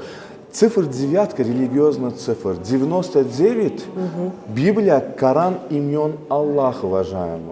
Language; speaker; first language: Russian; non-native, local second language; Azerbaijani